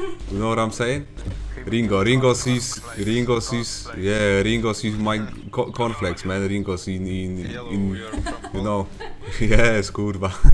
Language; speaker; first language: English; non-native, learner; Polish